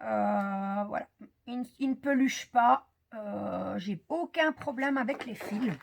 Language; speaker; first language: French; native; French